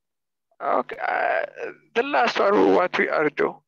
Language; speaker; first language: English; non-native, learner; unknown